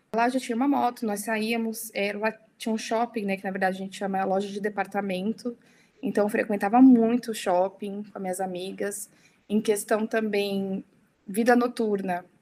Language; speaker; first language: Portuguese; early bilingual, heritage; Portuguese